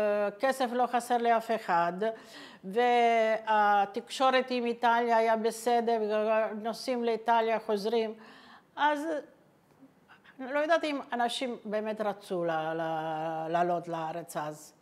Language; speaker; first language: Hebrew; non-native, fluent; Italian